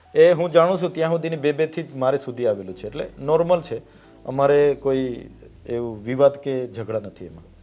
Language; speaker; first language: Gujarati; non-native, local second language; Vasavi